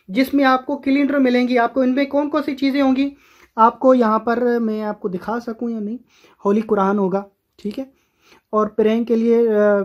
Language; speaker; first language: Urdu; non-native, local second language; Sindhi